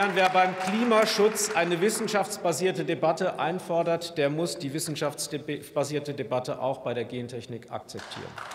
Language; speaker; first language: German; native; German